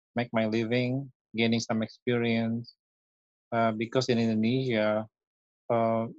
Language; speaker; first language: English; non-native, fluent; Indonesian